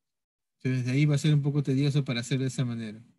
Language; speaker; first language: Spanish; native; Spanish